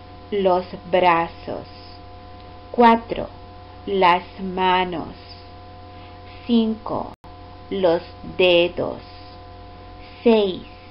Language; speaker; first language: Spanish; non-native, fluent; English